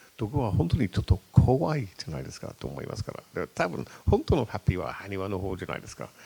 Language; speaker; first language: Japanese; non-native, fluent; English